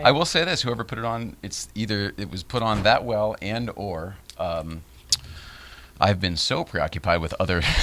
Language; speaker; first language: English; native; English